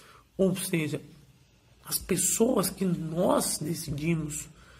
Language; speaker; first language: Portuguese; native; Portuguese